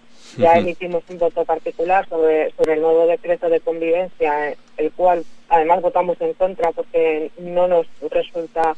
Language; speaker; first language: Spanish; native; Spanish